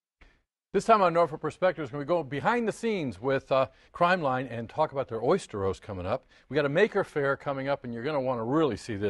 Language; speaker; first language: English; native; English